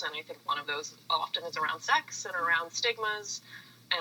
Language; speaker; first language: English; native; English